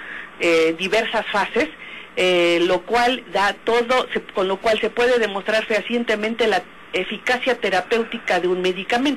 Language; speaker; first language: Spanish; native; Spanish